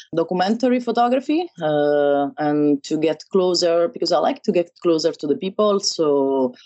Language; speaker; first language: English; non-native, learner; Italian